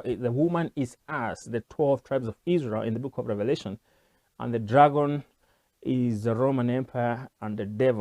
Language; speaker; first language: English; non-native, local second language; Kikuyu